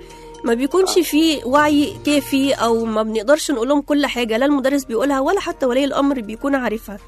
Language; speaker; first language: Arabic; native; Arabic